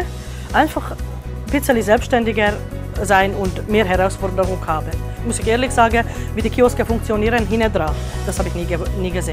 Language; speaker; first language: German; non-native, fluent; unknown